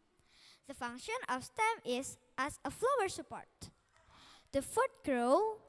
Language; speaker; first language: English; non-native, learner; Indonesian